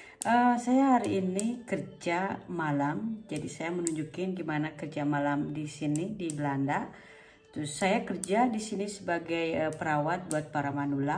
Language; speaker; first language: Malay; non-native, local second language; Sundanese